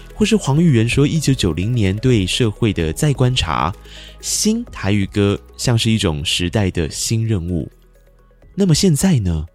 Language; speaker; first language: Chinese; native; Chinese